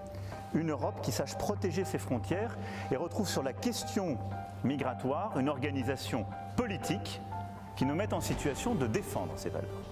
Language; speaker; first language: French; native; French